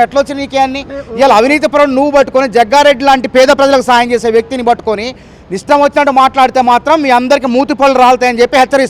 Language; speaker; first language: Telugu; native; Telugu